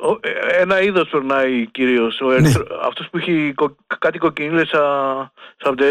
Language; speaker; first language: Greek; native; Greek